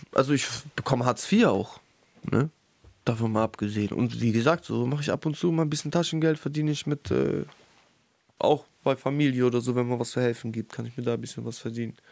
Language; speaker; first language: German; early bilingual, other home language; Russian